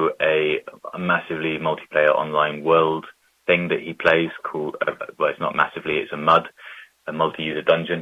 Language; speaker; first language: English; native; English